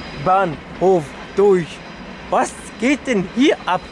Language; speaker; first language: German; native; German